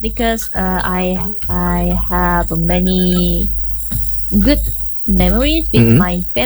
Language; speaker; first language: English; non-native, learner; Korean